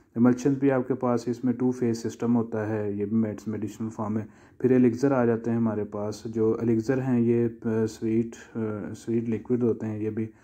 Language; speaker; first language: Urdu; non-native, local second language; Punjabi